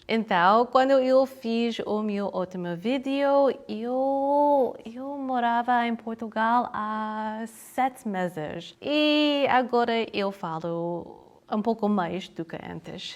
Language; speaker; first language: Portuguese; non-native, learner; English